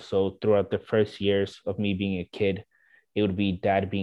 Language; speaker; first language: English; non-native, fluent; Swedish